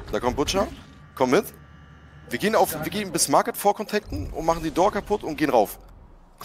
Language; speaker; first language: German; native; German